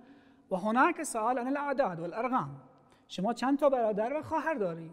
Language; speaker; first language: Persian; non-native, fluent; Arabic